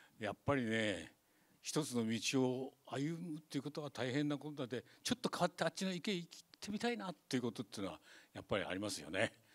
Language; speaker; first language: Japanese; native; Japanese